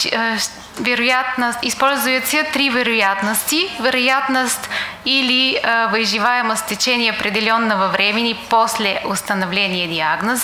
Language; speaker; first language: Russian; non-native, fluent; Bulgarian